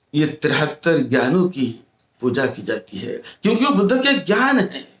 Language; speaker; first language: Hindi; non-native, local second language; Marathi